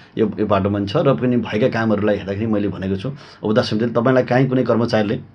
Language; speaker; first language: Nepali; native; Nepali